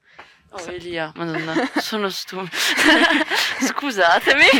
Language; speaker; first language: Italian; native; Italian